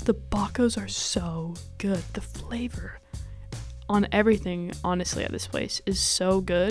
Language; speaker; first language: English; native; English